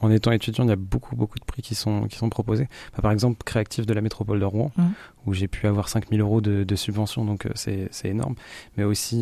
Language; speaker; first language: French; native; French